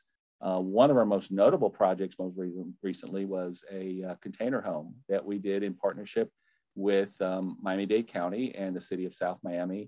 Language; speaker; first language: English; native; English